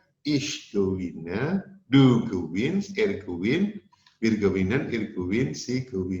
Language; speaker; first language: German; non-native, fluent; Indonesian